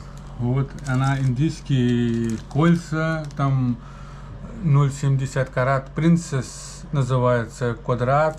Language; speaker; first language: Russian; non-native, learner; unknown